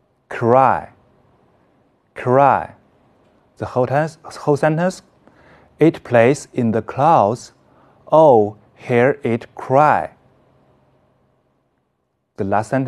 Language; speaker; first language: English; non-native, fluent; Chinese